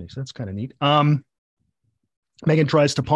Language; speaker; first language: English; native; English